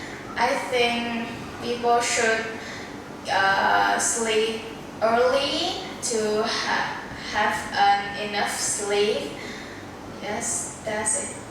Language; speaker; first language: English; non-native, learner; Vietnamese